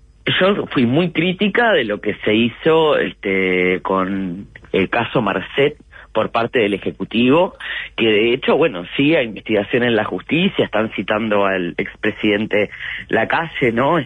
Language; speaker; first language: Spanish; native; Spanish